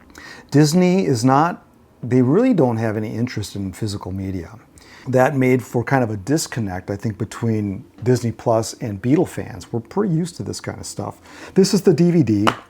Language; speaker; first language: English; native; English